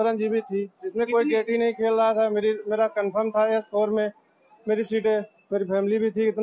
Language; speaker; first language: Hindi; native; Hindi